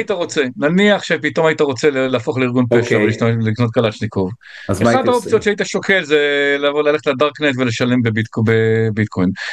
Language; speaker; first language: Hebrew; native; Hebrew